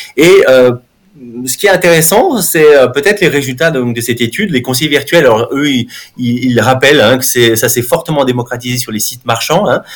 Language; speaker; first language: French; native; French